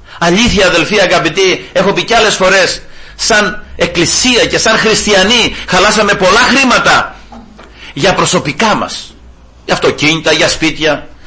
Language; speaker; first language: Greek; native; Greek